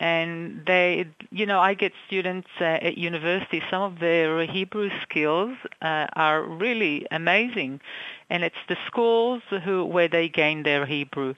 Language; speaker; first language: English; non-native, fluent; Hebrew